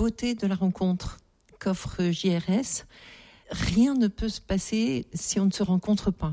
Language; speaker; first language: French; native; French